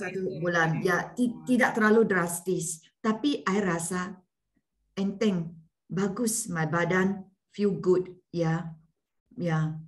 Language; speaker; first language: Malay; non-native, local second language; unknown